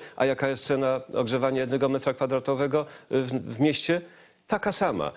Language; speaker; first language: Polish; native; Polish